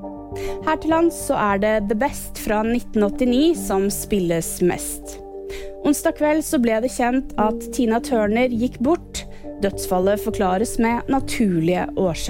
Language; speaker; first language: Norwegian; native; Norwegian